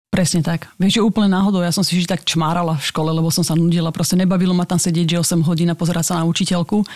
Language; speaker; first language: Slovak; native; Slovak